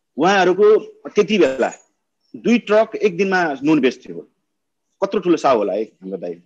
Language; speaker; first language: Nepali; non-native, local second language; Maithili